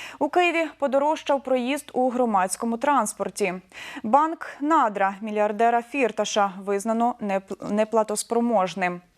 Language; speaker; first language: Ukrainian; native; Ukrainian